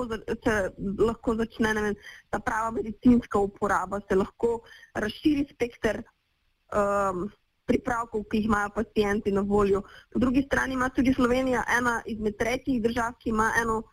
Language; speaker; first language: Slovenian; native; Slovenian